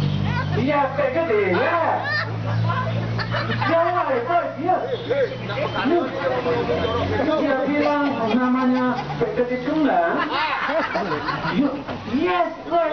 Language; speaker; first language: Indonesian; non-native, learner; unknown